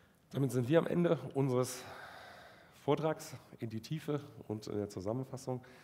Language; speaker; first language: German; native; German